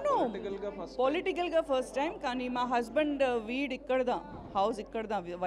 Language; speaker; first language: Telugu; non-native, learner; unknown